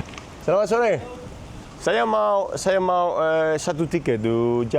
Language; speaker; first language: Indonesian; non-native, learner; Spanish